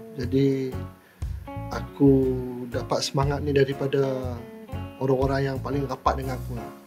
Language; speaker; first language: Malay; native; Malay